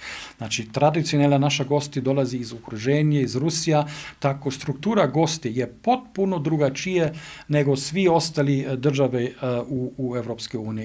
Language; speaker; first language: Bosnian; non-native, learner; German